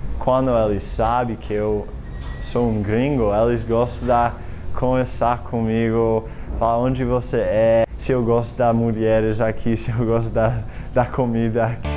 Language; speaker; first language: Portuguese; non-native, learner; English